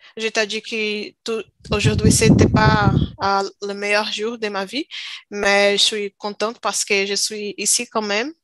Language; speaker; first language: French; non-native, learner; Portuguese